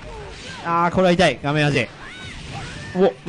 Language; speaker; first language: Japanese; native; Japanese